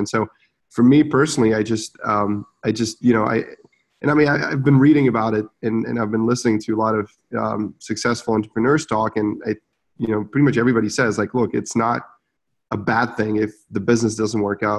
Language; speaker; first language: English; non-native, fluent; Czech